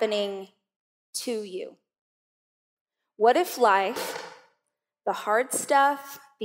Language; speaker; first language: English; native; English